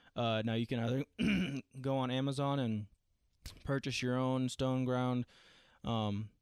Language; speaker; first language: English; native; English